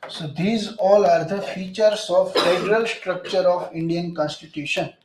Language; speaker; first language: English; non-native, local second language; Gujarati